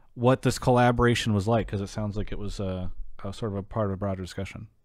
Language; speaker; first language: English; native; English